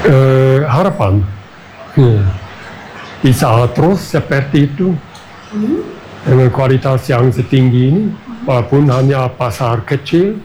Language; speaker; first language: Indonesian; non-native, fluent; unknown